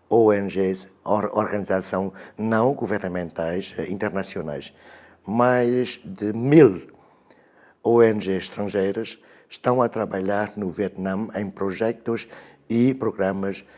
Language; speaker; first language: Portuguese; non-native, fluent; Vietnamese